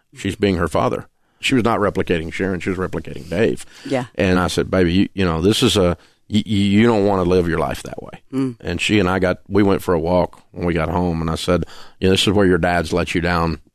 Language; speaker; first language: English; native; English